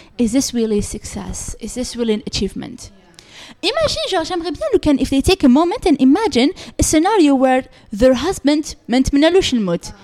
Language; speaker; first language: English; non-native, fluent; Arabic